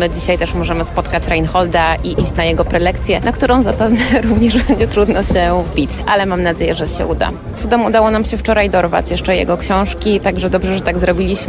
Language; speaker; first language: Polish; native; Polish